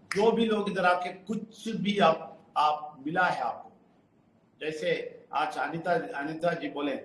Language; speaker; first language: Hindi; non-native, local second language; Telugu